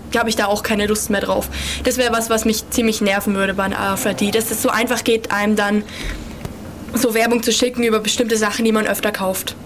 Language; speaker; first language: German; native; German